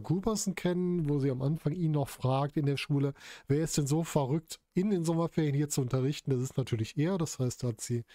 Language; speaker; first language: German; native; German